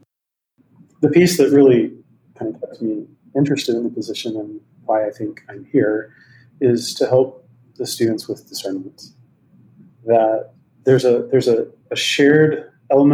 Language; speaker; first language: English; native; English